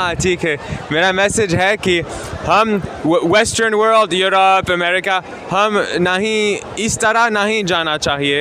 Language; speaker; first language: Hindi; non-native, learner; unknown